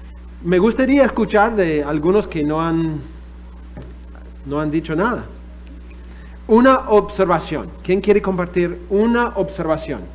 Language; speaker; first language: Spanish; non-native, fluent; English